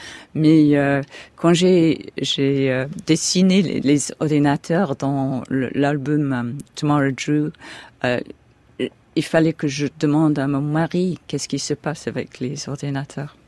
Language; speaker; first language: French; non-native, fluent; English